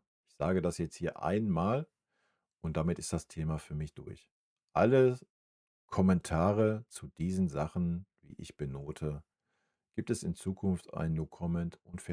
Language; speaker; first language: German; native; German